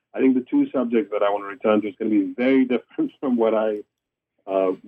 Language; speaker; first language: English; non-native, local second language; Afrikaans